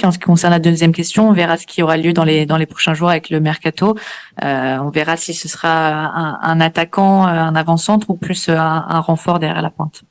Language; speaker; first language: French; native; French